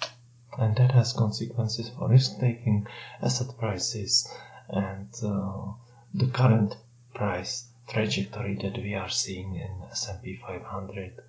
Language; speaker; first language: English; non-native, fluent; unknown